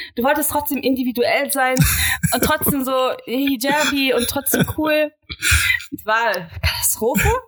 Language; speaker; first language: German; native; German